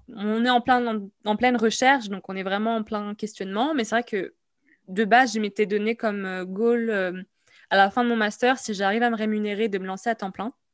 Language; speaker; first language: French; non-native, local second language; Arabic